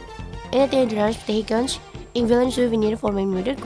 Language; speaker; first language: Dutch; non-native, learner; Indonesian